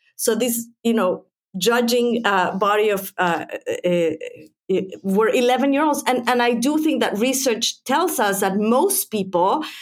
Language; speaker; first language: English; non-native, fluent; Spanish